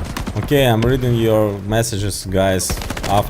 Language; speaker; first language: English; non-native, learner; Ukrainian